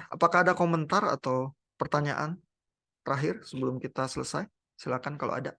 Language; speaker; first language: Indonesian; native; Indonesian